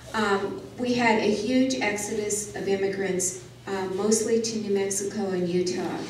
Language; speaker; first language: English; native; English